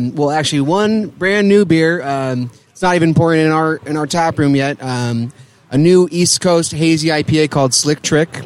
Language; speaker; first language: English; native; English